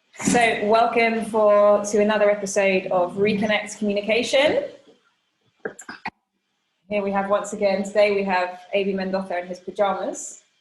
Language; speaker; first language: English; non-native, fluent; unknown